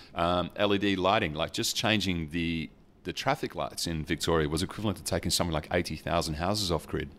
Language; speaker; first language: English; early bilingual, other home language; Dutch